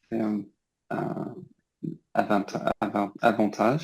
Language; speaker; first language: French; non-native, learner; English